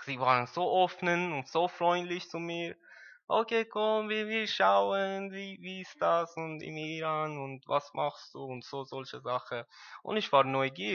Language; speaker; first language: German; non-native, learner; Persian